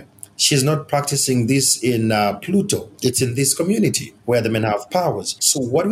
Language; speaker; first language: English; non-native, local second language; Ganda